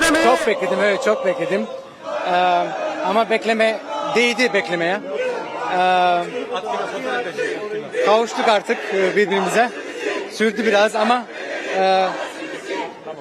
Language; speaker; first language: Turkish; early bilingual, heritage; Turkish